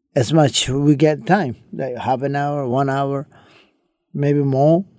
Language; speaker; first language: English; early bilingual, other home language; Chinese